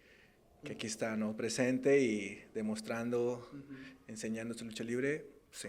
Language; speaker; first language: Spanish; native; Spanish